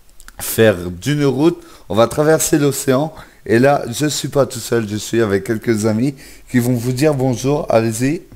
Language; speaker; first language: French; native; French